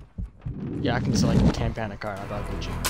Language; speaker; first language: English; native; English